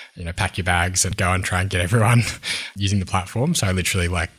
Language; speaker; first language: English; native; English